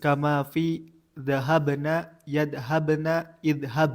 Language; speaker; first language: Arabic; non-native, learner; Indonesian